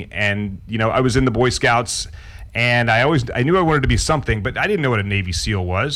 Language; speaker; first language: English; native; English